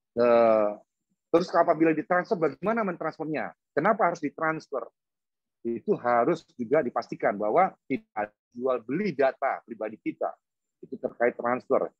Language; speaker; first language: Indonesian; native; Indonesian